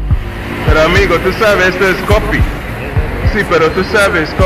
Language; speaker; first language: Spanish; non-native, learner; English